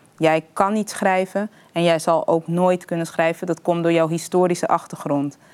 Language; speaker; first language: Dutch; early bilingual, other home language; Papiamento